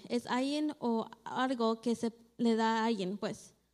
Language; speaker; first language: Spanish; early bilingual, heritage; Spanish